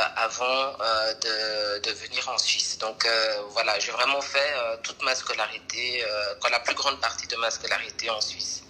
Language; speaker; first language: French; early bilingual, other home language; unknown